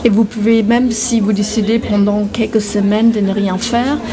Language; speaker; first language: French; non-native, fluent; German